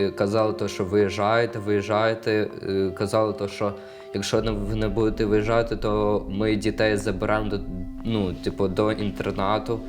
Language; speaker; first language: Ukrainian; native; Ukrainian